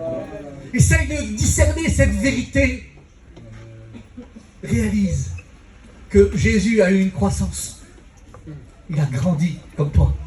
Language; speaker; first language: French; native; French